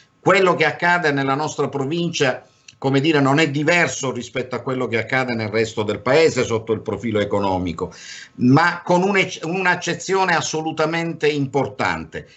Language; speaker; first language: Italian; native; Italian